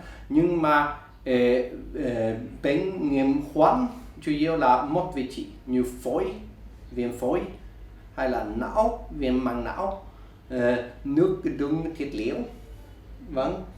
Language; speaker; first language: Vietnamese; non-native, learner; Swedish